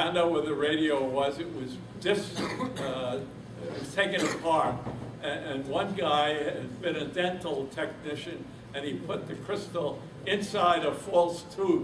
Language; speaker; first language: English; native; English